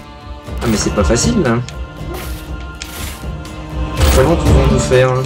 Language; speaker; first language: French; native; French